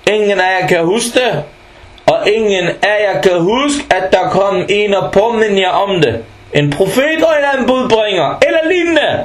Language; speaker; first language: Danish; early bilingual, other home language; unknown